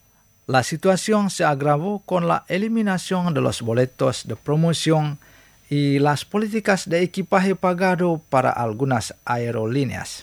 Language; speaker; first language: Spanish; non-native, fluent; Indonesian